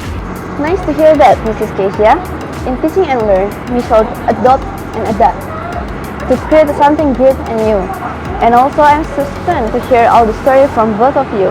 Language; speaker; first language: English; non-native, learner; Indonesian